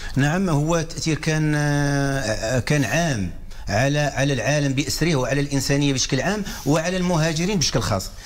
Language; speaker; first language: Arabic; non-native, fluent; Spanish